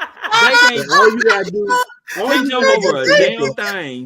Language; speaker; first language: English; native; English